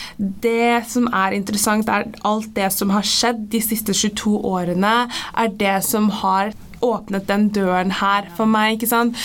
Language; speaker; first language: Norwegian; early bilingual, heritage; Norwegian